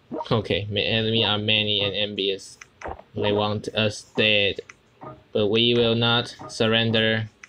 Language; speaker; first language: English; non-native, learner; Chinese